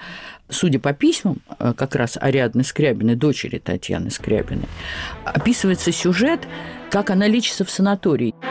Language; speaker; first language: Russian; native; Russian